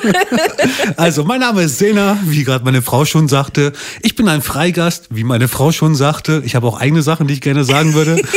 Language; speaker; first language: German; early bilingual, other home language; Albanian